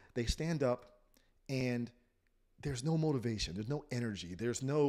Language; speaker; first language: English; native; English